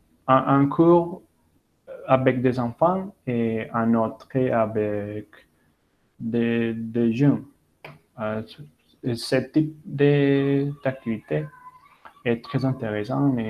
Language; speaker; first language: French; non-native, learner; Spanish